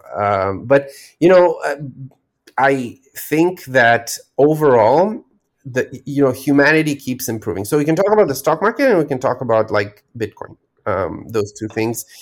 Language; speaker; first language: English; non-native, fluent; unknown